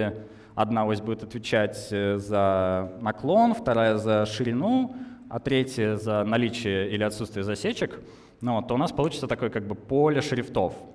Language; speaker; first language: Russian; native; Russian